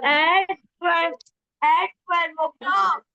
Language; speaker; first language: English; non-native, learner; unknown